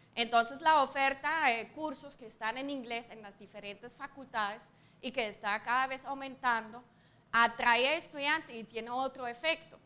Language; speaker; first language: Spanish; non-native, fluent; German